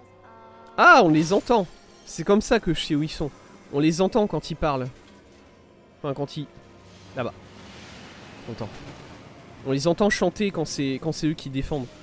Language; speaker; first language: French; native; French